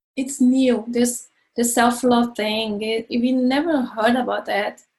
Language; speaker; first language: English; non-native, learner; Portuguese